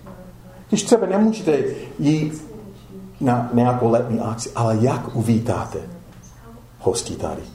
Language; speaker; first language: Czech; non-native, fluent; English